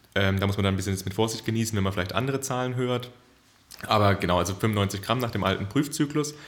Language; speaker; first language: German; native; German